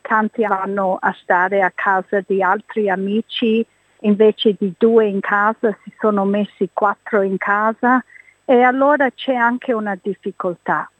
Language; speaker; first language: Italian; early bilingual, heritage; English